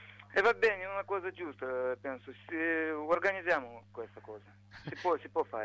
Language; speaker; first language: Italian; non-native, learner; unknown